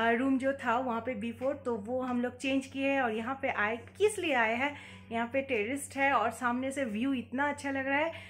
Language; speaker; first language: Hindi; non-native, local second language; Bangla